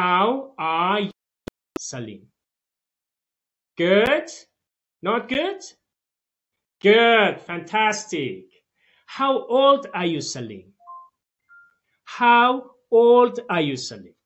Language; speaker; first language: English; non-native, fluent; Tajik